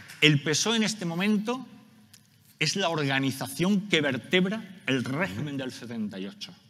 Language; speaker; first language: Spanish; native; Spanish